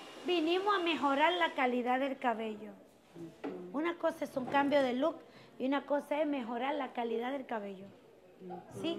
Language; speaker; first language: Spanish; native; Spanish